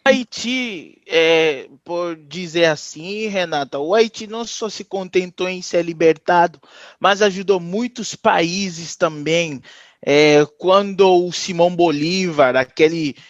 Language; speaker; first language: Portuguese; non-native, fluent; Haitian Creole